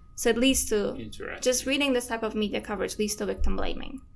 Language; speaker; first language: English; non-native, fluent; Turkish